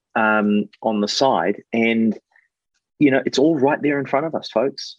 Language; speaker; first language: English; native; English